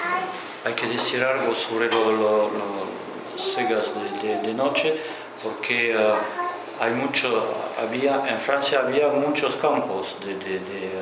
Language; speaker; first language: Spanish; non-native, fluent; French